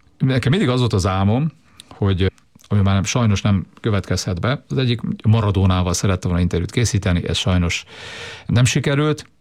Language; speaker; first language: Hungarian; native; Hungarian